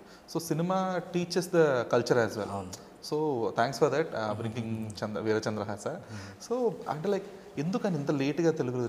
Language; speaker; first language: Telugu; native; Telugu